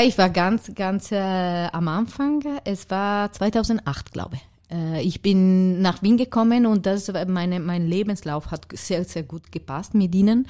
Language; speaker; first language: German; non-native, fluent; Italian